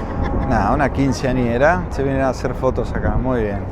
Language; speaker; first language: Spanish; native; Spanish